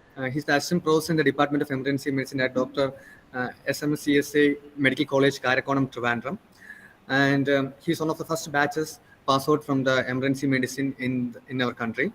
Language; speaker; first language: English; non-native, local second language; Malayalam